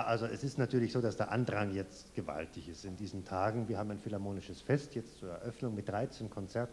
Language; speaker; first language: German; native; German